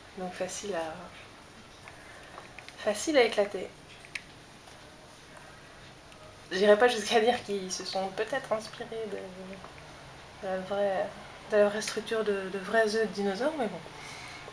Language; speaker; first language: French; native; French